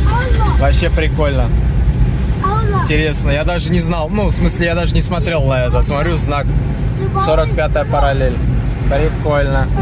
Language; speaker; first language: Russian; native; Russian